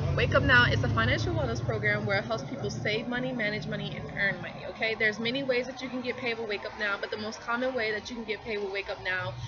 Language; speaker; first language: English; native; English